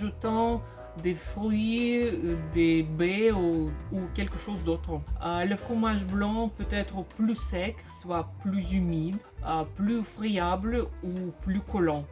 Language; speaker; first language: French; non-native, fluent; Russian